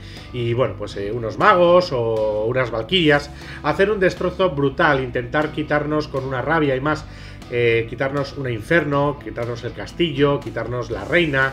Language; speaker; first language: Spanish; native; Spanish